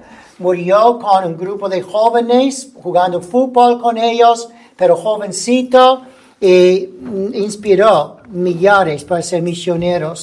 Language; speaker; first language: Spanish; non-native, fluent; English